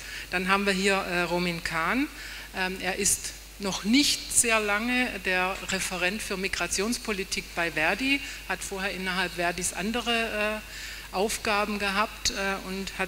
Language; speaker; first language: German; native; German